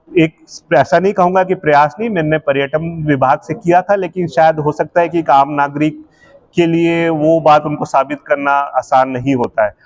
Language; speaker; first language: Hindi; native; Hindi